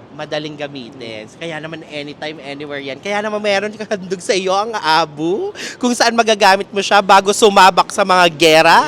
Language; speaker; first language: Filipino; native; Filipino